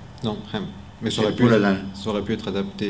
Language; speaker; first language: French; native; French